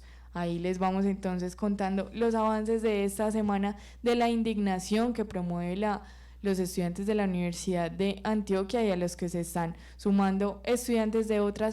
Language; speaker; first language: Spanish; native; Spanish